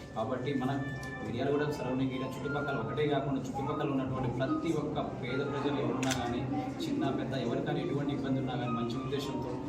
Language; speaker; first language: Telugu; native; Telugu